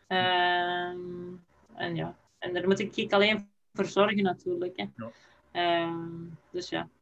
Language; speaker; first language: Dutch; native; Dutch